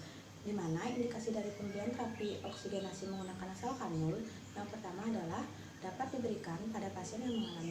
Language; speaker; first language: Indonesian; native; Indonesian